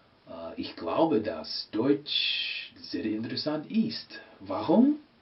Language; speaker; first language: German; non-native, learner; English